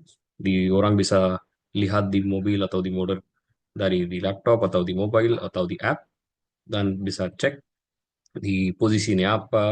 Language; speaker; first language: Indonesian; non-native, learner; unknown